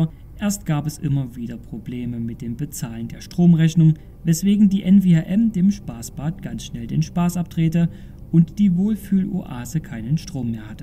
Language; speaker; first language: German; native; German